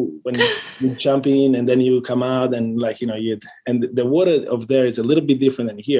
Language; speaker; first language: English; non-native, fluent; Italian